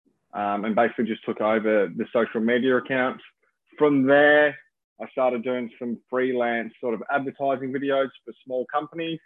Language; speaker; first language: English; native; English